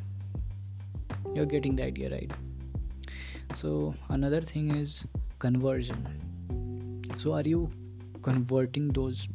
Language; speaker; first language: English; non-native, local second language; Hindi